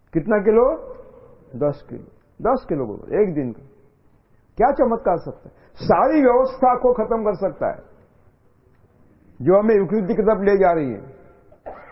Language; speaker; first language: Hindi; non-native, local second language; Marathi